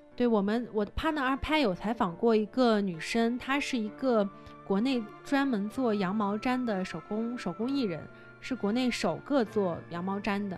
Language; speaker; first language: Chinese; native; Chinese